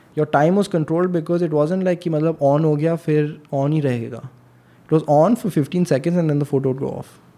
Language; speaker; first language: English; non-native, local second language; Hindi